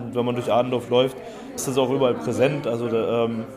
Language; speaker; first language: German; native; German